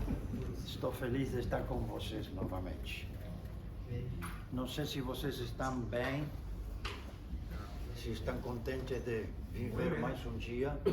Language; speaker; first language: Portuguese; non-native, fluent; Spanish